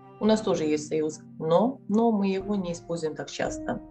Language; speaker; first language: Russian; non-native, fluent; Serbian